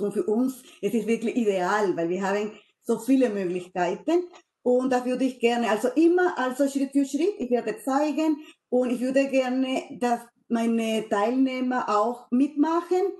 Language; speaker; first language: German; non-native, fluent; Spanish